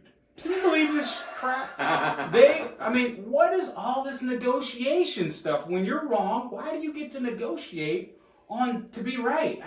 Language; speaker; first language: English; native; English